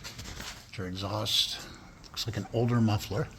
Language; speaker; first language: English; native; English